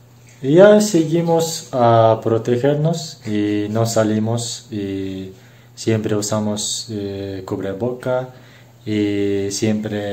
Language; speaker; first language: Spanish; non-native, learner; Turkish